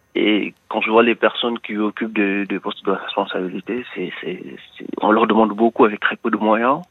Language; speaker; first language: French; non-native, local second language; Wolof